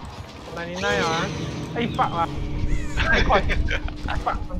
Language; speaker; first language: Chinese; native; Chinese